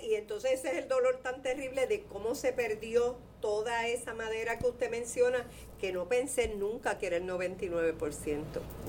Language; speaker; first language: Spanish; native; Spanish